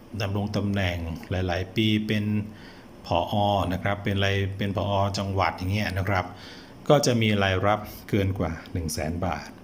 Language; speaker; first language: Thai; native; Thai